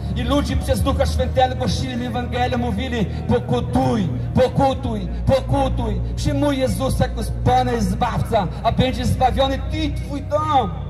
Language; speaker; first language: Polish; non-native, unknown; Portuguese